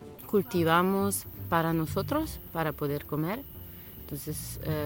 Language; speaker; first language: Spanish; non-native, fluent; French